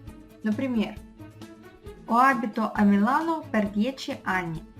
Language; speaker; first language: Italian; non-native, fluent; Russian